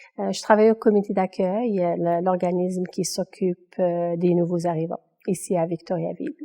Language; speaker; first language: French; non-native, local second language; Kabyle